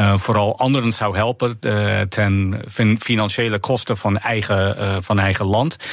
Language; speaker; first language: Dutch; non-native, fluent; English